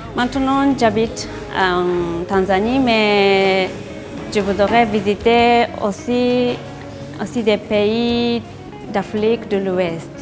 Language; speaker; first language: French; non-native, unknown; Japanese